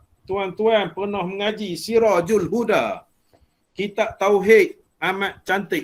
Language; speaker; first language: Malay; native; Malay